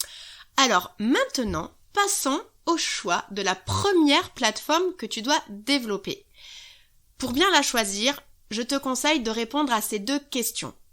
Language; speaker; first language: French; native; French